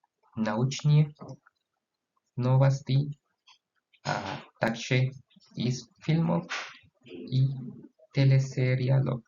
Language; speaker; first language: Russian; non-native, learner; Spanish